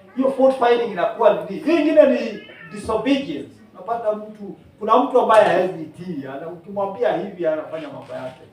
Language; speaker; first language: Swahili; non-native, local second language; Kikuyu